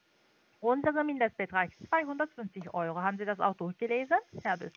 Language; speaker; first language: German; non-native, learner; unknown